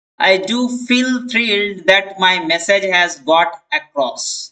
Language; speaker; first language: English; non-native, local second language; Bangla